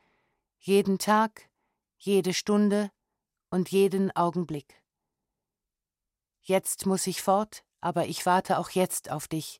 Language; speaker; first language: German; native; German